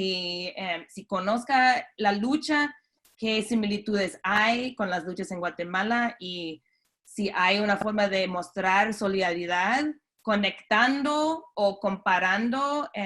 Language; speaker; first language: Spanish; non-native, fluent; English